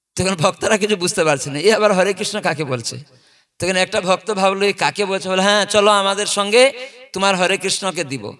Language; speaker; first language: Bangla; non-native, fluent; Odia